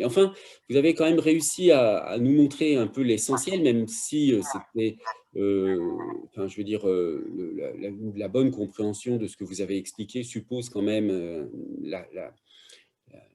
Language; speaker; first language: French; native; French